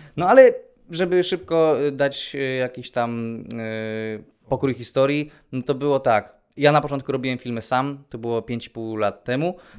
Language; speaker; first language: Polish; native; Polish